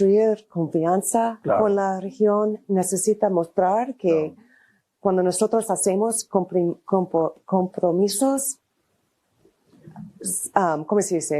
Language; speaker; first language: Spanish; non-native, fluent; English